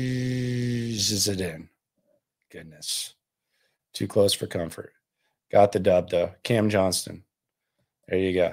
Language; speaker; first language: English; native; English